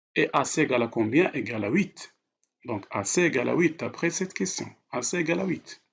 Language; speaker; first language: French; non-native, local second language; Arabic